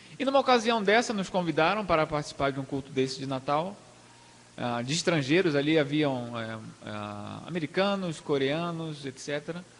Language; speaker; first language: Portuguese; native; Portuguese